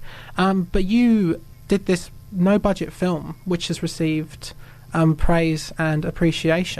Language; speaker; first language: English; native; English